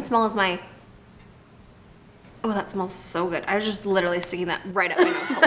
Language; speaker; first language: English; native; English